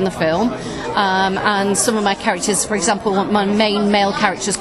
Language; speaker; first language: English; native; English